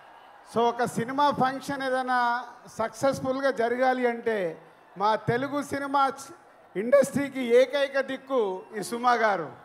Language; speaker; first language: Telugu; native; Telugu